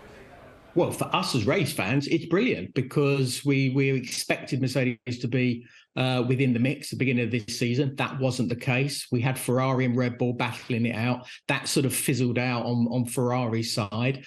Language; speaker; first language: English; native; English